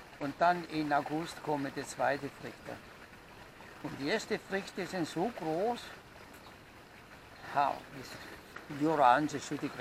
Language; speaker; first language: German; non-native, learner; Italian